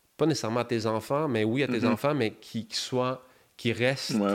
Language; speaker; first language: French; native; French